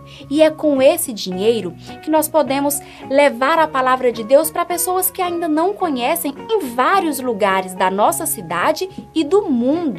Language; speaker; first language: Portuguese; native; Portuguese